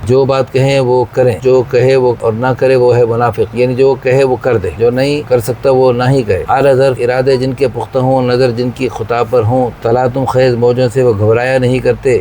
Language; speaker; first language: Urdu; non-native, local second language; Saraiki